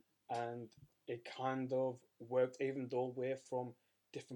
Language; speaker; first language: English; native; English